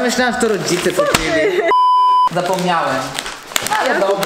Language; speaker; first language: Polish; native; Polish